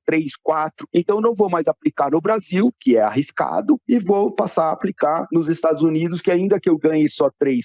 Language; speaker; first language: Portuguese; native; Portuguese